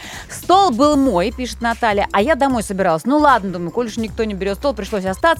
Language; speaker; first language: Russian; native; Russian